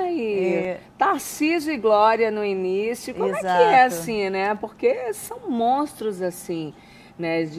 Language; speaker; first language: Portuguese; native; Portuguese